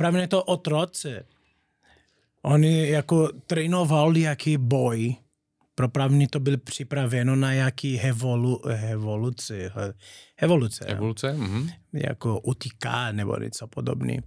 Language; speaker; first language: Czech; non-native, learner; Portuguese